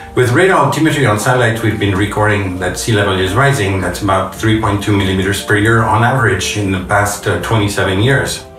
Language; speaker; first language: English; non-native, fluent; French